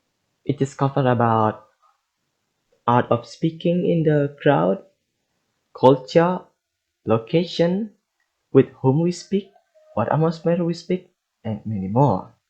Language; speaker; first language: English; non-native, learner; Indonesian